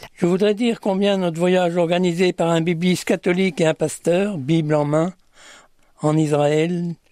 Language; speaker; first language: French; native; French